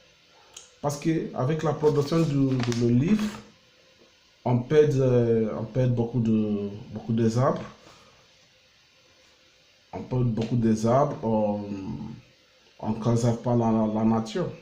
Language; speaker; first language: French; non-native, learner; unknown